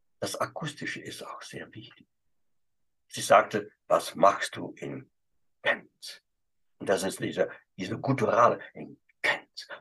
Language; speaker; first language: German; non-native, fluent; French